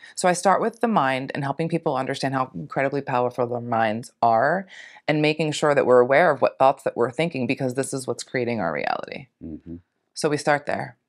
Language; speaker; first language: English; native; English